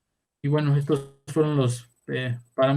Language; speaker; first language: Spanish; native; Spanish